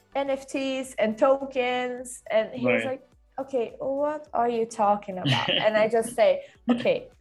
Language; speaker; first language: English; non-native, fluent; Swedish